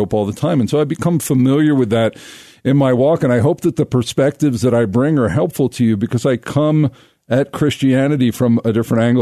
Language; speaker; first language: English; native; English